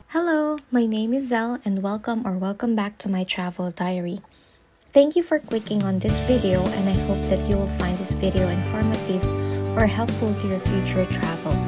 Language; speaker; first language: English; non-native, local second language; Filipino